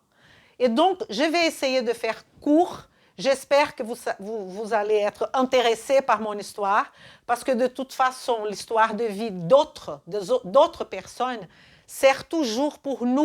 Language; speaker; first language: French; non-native, fluent; Portuguese